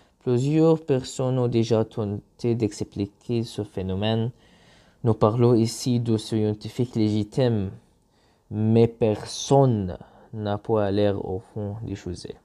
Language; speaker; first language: French; non-native, learner; Arabic